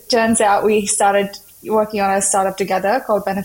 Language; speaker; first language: English; non-native, local second language; Hindi